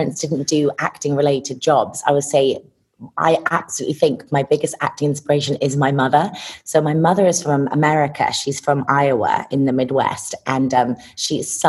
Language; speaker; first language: English; native; English